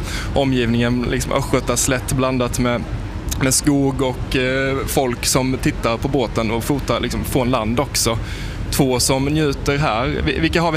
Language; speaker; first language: Swedish; native; Swedish